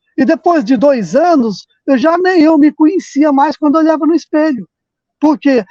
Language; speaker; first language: Portuguese; native; Portuguese